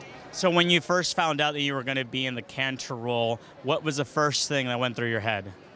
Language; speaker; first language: English; early bilingual, other home language; Spanish